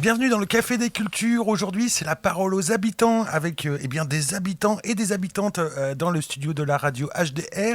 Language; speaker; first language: French; native; French